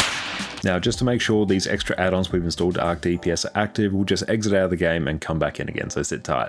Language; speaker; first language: English; native; English